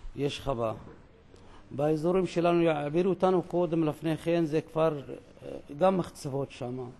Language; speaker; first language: Hebrew; non-native, local second language; Arabic